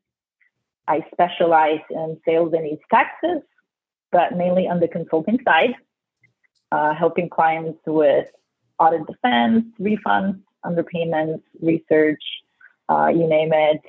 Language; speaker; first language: English; non-native, fluent; Spanish